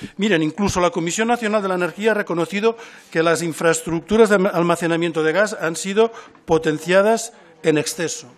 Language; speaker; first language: Spanish; non-native, local second language; Catalan